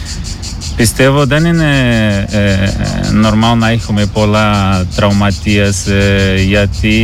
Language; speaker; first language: Greek; non-native, learner; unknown